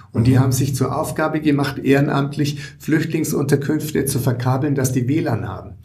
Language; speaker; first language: German; native; German